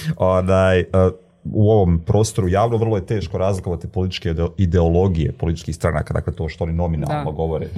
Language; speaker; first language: Bosnian; native; Bosnian